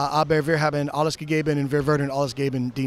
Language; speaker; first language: German; non-native, learner; English